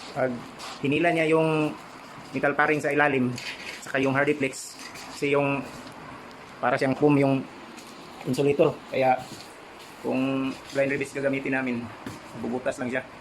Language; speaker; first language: Filipino; non-native, local second language; Cebuano